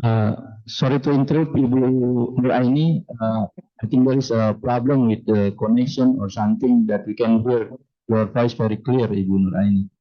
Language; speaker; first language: English; non-native, fluent; Indonesian